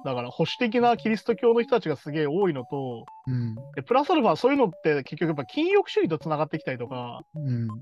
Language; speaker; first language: Japanese; native; Japanese